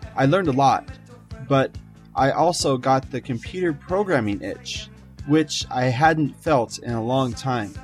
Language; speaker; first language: English; native; English